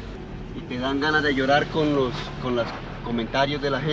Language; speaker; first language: Spanish; native; Spanish